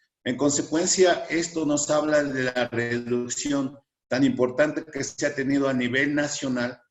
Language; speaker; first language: Spanish; native; Spanish